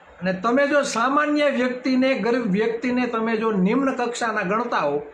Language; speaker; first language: Gujarati; native; Gujarati